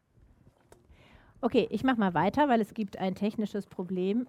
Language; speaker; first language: German; native; German